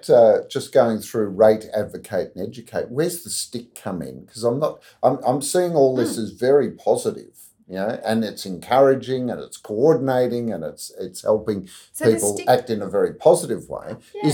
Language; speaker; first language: English; native; English